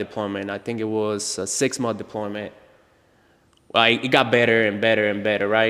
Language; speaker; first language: English; non-native, fluent; Spanish